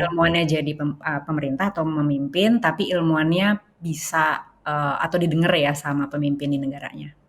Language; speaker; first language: Indonesian; early bilingual, other home language; English